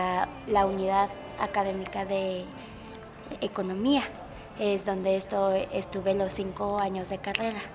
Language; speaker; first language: Spanish; non-native, fluent; Vietnamese